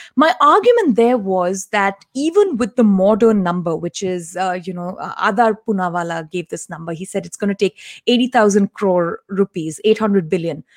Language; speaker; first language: English; non-native, local second language; Tamil